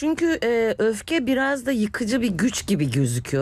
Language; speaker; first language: Turkish; native; Turkish